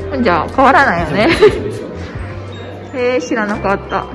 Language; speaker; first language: Japanese; non-native, learner; Indonesian